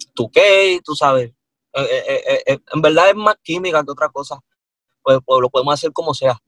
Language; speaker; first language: Spanish; native; Spanish